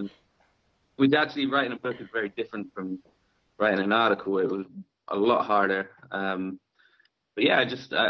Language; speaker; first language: English; native; English